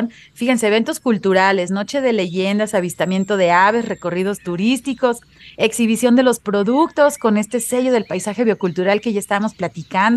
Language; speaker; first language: Spanish; native; Spanish